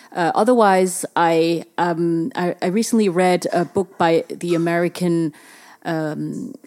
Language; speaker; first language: English; early bilingual, other home language; Chinese